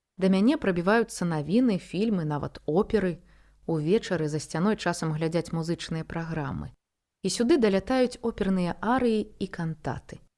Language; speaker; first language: Belarusian; non-native, local second language; Russian